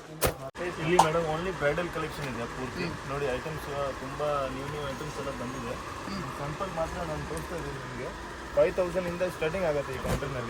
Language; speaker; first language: Kannada; non-native, local second language; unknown